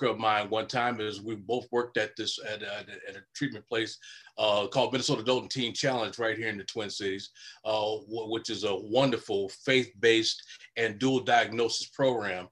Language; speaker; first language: English; native; English